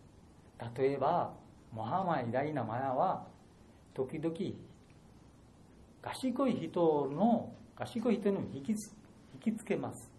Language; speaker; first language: Japanese; non-native, learner; Bangla